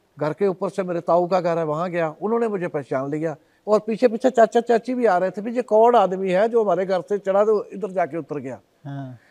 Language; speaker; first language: Hindi; non-native, local second language; Punjabi